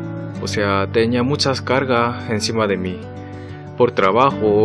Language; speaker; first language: Spanish; non-native, learner; Korean